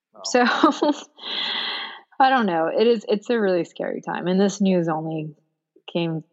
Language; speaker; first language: English; non-native, local second language; Cantonese